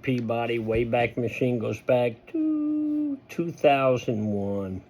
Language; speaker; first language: English; native; English